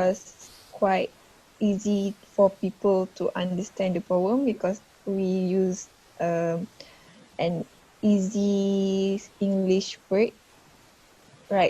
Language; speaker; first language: English; non-native, fluent; Malay